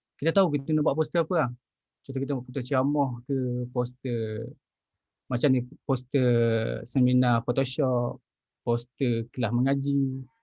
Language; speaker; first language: Malay; native; Malay